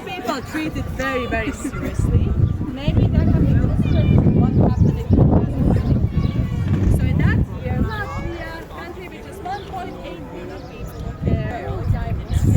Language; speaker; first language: English; non-native, fluent; Latvian